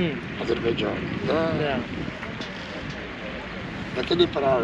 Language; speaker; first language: Russian; non-native, local second language; Armenian